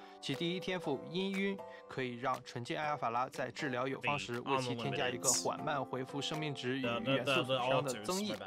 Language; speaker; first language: Chinese; native; Chinese